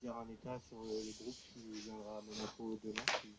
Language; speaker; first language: French; native; French